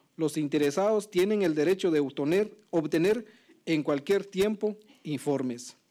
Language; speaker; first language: Spanish; non-native, local second language; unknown